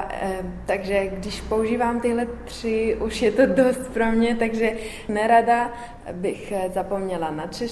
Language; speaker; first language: Czech; early bilingual, heritage; Arabic